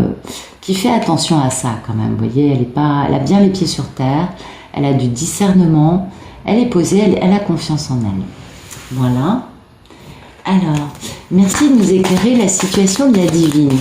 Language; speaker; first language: French; native; French